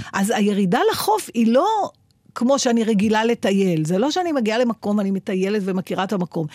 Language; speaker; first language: Hebrew; native; Hebrew